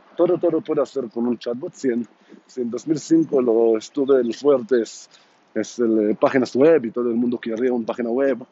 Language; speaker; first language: Spanish; non-native, fluent; Hebrew